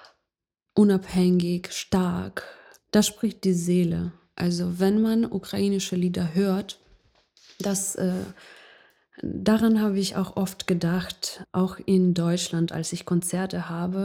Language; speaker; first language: German; non-native, fluent; Ukrainian